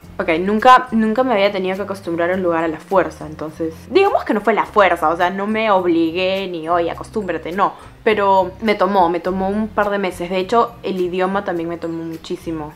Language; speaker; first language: Spanish; native; Spanish